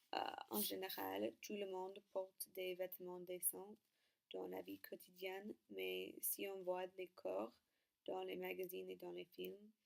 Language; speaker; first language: French; non-native, learner; English